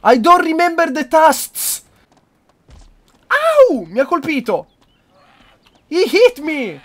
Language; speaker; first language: English; non-native, learner; Italian